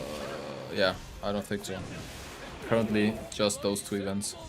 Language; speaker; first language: English; non-native, fluent; German